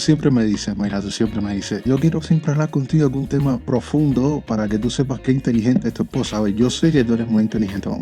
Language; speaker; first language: Spanish; native; Spanish